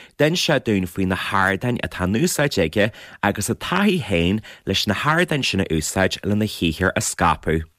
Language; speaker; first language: Irish; native; Irish